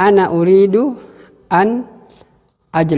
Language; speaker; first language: Arabic; non-native, fluent; Indonesian